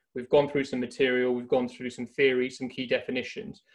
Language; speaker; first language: English; native; English